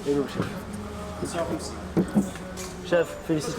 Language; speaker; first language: French; native; French